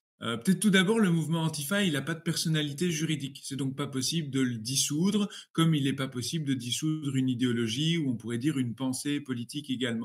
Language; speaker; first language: French; native; French